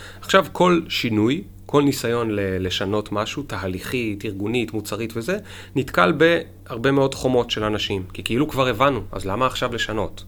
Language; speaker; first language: Hebrew; native; Hebrew